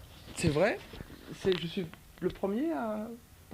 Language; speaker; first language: French; native; French